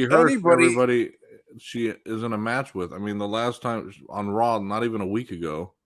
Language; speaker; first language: English; native; English